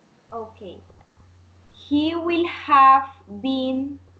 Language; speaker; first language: English; non-native, learner; Spanish